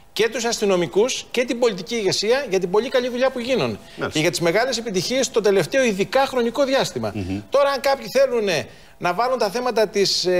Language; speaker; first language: Greek; native; Greek